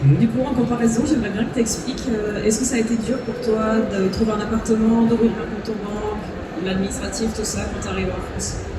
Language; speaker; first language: French; native; French